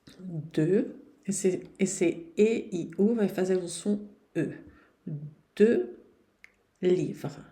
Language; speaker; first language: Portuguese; non-native, fluent; French